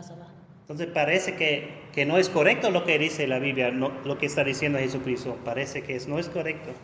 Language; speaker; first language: Spanish; non-native, fluent; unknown